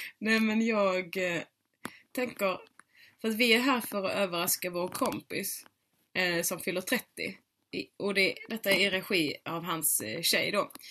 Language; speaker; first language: Swedish; native; Swedish